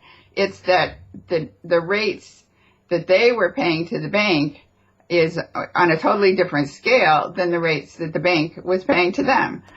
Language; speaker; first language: English; native; English